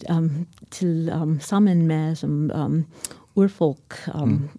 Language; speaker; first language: Norwegian; non-native, fluent; English